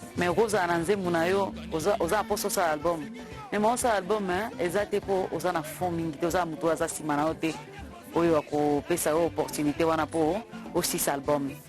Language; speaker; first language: Lingala; non-native, local second language; Swahili